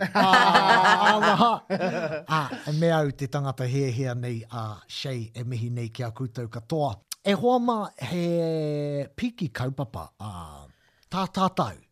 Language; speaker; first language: Māori; non-native, local second language; English